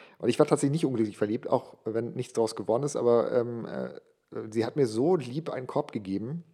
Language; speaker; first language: German; non-native, local second language; English